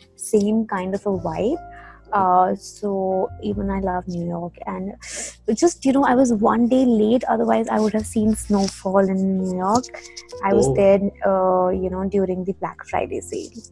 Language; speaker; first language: English; non-native, local second language; Punjabi